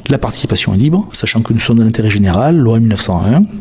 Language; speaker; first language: French; native; French